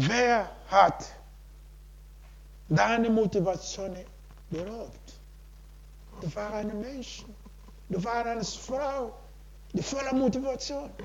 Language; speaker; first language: German; non-native, learner; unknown